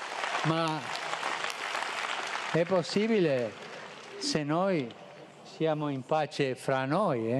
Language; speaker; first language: Italian; non-native, fluent; Spanish